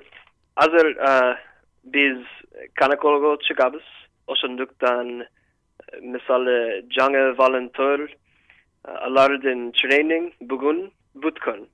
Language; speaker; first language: Kyrgyz; non-native, learner; English